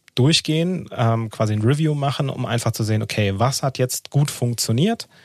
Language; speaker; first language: German; native; German